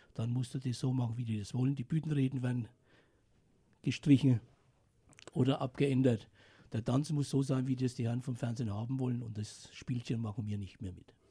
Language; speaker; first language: German; native; German